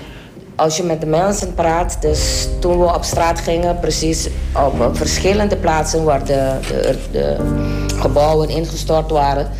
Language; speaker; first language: Dutch; non-native, local second language; Papiamento